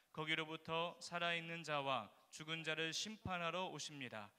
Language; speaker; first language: Korean; native; Korean